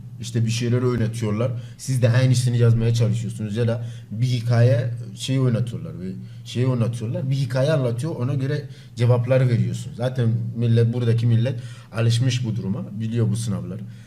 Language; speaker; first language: Turkish; non-native, fluent; Akan